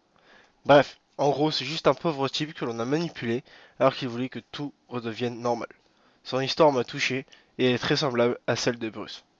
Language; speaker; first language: French; native; French